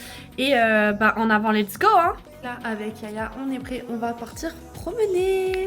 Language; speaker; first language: French; native; French